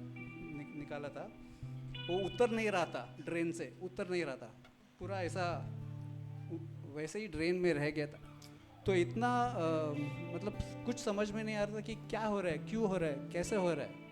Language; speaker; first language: Hindi; non-native, local second language; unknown